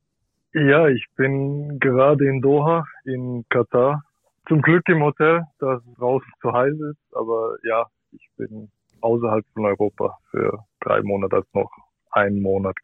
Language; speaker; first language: German; native; German